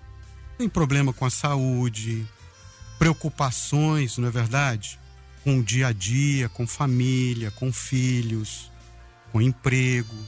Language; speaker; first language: Portuguese; native; Portuguese